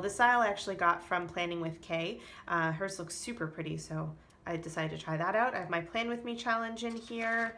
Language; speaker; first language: English; native; English